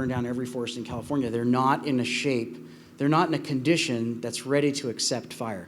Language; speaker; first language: English; native; English